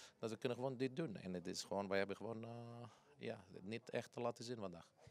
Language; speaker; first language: Dutch; non-native, fluent; Greek